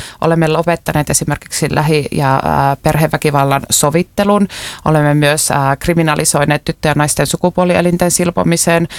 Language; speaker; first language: Finnish; native; Finnish